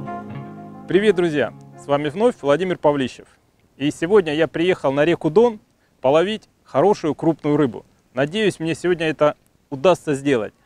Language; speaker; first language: Russian; native; Russian